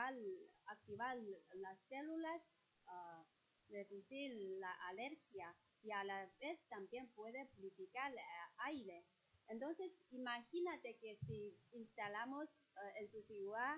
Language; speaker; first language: Spanish; non-native, fluent; Chinese